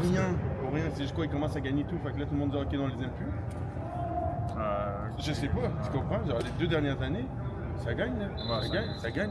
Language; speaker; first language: French; native; French